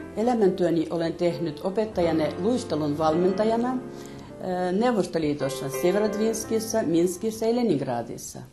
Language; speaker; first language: Finnish; non-native, fluent; Russian